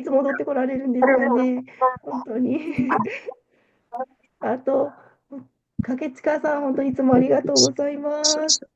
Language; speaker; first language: Japanese; non-native, fluent; Korean